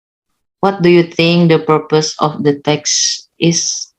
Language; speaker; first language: English; non-native, learner; Indonesian